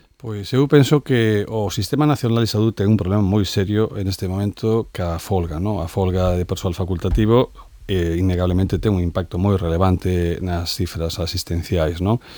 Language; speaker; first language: Galician; native; Galician